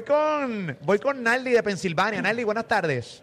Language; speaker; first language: Spanish; native; Spanish